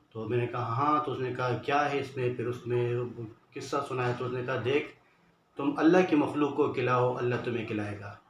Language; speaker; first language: Urdu; non-native, local second language; Pashto